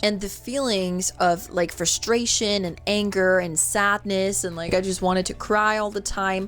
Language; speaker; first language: English; non-native, fluent; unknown